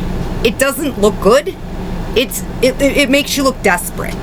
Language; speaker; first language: English; native; English